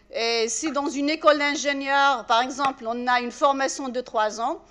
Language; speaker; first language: French; non-native, local second language; Arabic